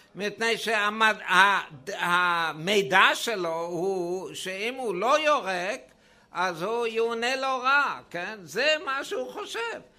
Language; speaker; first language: Hebrew; non-native, fluent; German